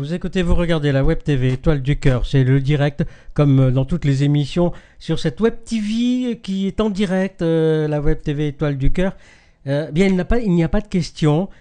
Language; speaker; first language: French; native; French